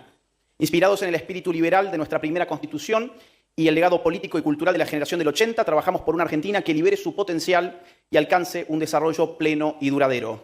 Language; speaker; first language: Spanish; native; Spanish